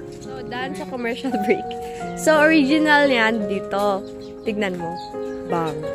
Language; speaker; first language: Filipino; non-native, local second language; Cebuano